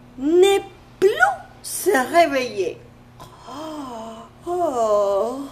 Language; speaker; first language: French; non-native, fluent; Spanish